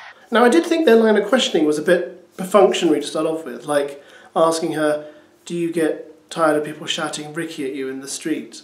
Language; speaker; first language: English; native; English